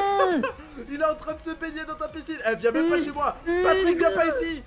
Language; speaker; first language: French; native; French